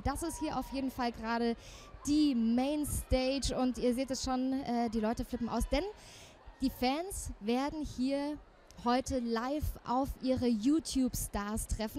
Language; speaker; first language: German; native; German